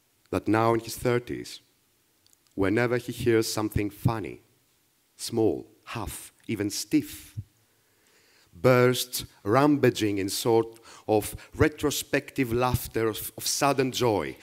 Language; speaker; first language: English; non-native, fluent; Greek